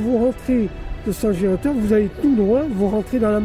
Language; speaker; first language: French; native; French